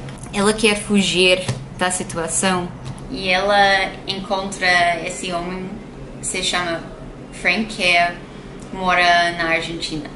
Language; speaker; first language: Portuguese; non-native, fluent; English